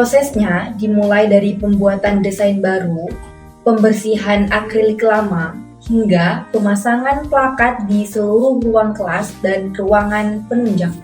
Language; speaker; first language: Indonesian; native; Indonesian